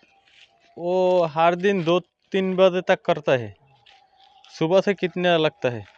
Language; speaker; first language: Hindi; non-native, learner; Bangla